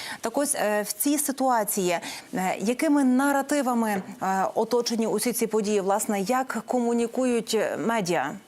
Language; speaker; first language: Ukrainian; native; Ukrainian